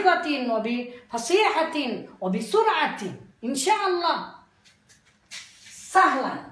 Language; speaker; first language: Arabic; non-native, learner; Bangla